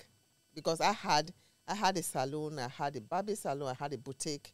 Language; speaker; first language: English; non-native, local second language; Esan